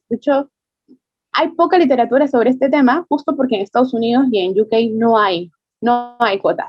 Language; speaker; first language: Spanish; native; Spanish